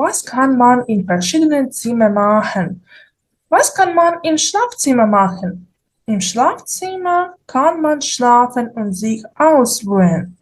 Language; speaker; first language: German; non-native, fluent; Ukrainian